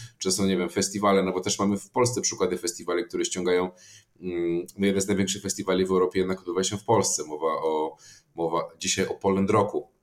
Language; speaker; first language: Polish; native; Polish